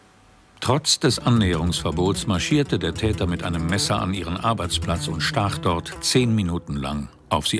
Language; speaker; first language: German; native; German